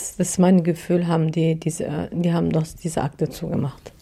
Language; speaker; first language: German; non-native, learner; Turkish